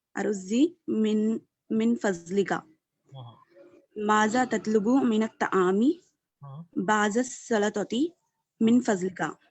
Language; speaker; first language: Arabic; non-native, learner; Urdu